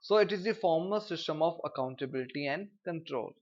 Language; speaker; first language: English; non-native, local second language; Punjabi